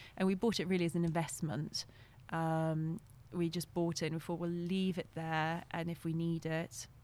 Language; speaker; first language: English; non-native, fluent; French